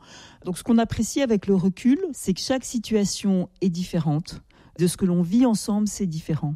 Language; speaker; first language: French; native; French